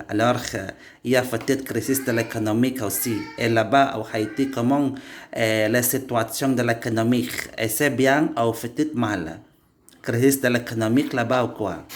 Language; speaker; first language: French; non-native, learner; Indonesian